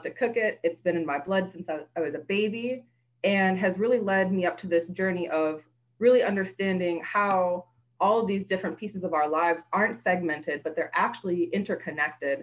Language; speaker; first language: English; native; English